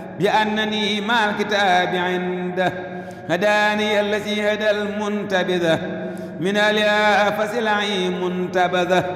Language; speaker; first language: Arabic; non-native, fluent; Wolof